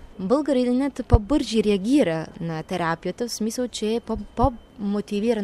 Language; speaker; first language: Bulgarian; native; Bulgarian